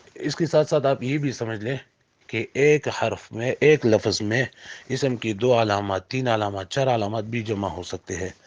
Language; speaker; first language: Urdu; non-native, local second language; Pashto